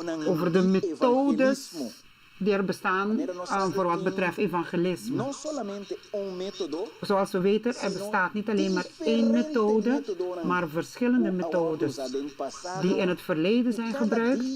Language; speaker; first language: Dutch; non-native, local second language; Papiamento